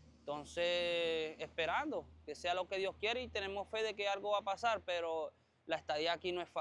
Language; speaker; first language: Spanish; native; Spanish